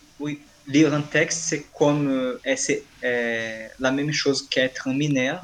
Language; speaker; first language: French; non-native, fluent; Portuguese